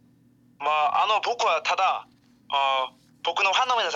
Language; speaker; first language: Japanese; non-native, learner; Korean